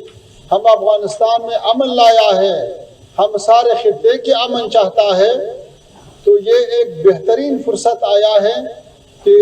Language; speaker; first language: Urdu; non-native, fluent; Pashto